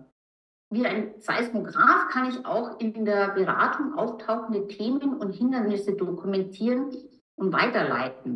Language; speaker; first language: German; native; German